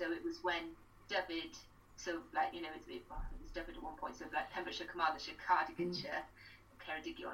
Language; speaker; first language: English; native; English